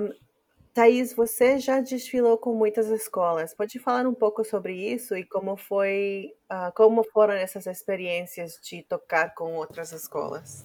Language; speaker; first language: Portuguese; non-native, fluent; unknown